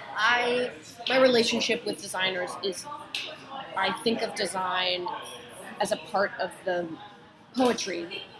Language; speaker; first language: English; native; English